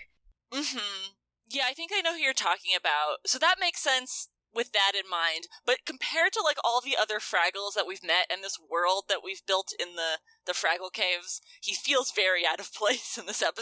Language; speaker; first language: English; native; English